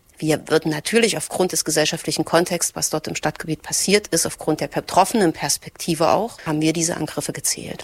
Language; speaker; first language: German; native; German